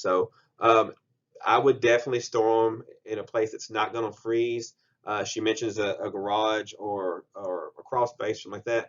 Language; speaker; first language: English; native; English